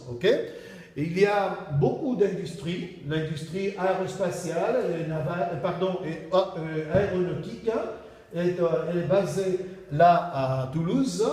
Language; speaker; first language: French; non-native, fluent; Spanish